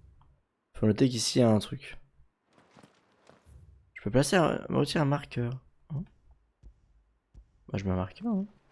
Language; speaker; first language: French; native; French